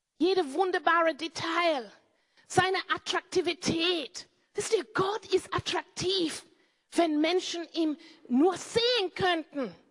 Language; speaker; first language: German; non-native, fluent; English